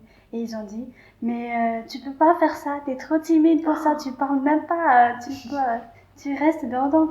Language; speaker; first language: French; non-native, local second language; Malagasy